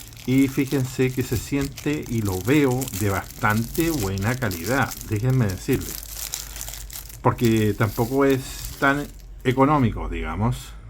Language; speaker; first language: Spanish; native; Spanish